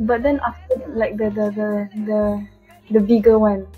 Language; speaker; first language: English; non-native, local second language; Malay